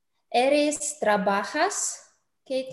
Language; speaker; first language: Spanish; non-native, learner; English